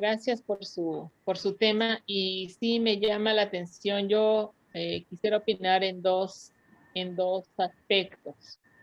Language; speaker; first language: Spanish; native; Spanish